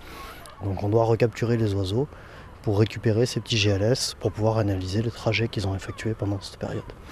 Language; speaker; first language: French; native; French